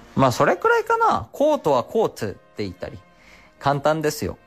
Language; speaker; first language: Japanese; non-native, fluent; Korean